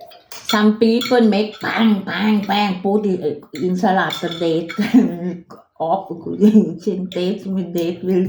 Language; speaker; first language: English; non-native, learner; Thai